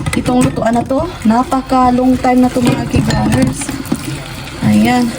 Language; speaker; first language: Filipino; non-native, local second language; Cebuano